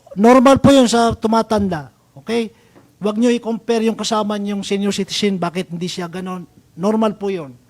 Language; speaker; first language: Filipino; non-native, local second language; Maranao